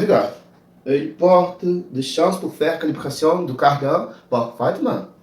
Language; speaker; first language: French; non-native, learner; Portuguese